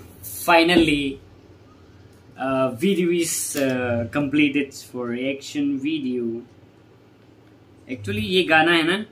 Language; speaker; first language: Hindi; non-native, local second language; Kok Borok